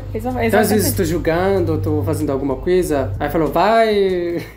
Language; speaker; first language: Portuguese; non-native, fluent; Arabic